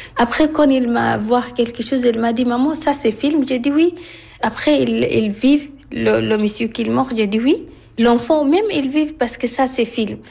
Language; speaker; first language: French; non-native, learner; Arabic